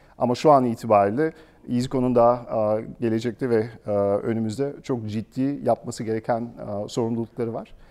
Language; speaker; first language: Turkish; early bilingual, heritage; Turkish